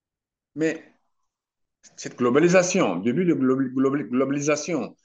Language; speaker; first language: French; non-native, fluent; Turkish